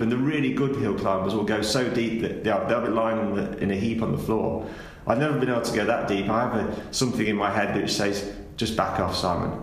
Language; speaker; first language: English; native; English